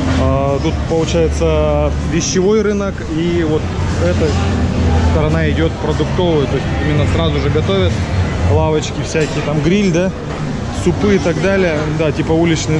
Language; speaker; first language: Russian; native; Russian